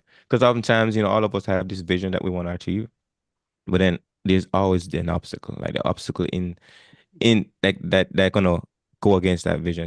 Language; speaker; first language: English; non-native, fluent; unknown